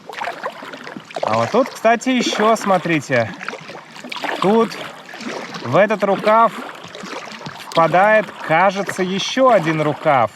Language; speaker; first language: Russian; native; Russian